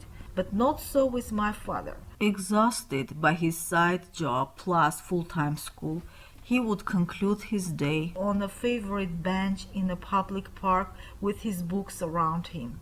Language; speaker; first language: English; non-native, fluent; Armenian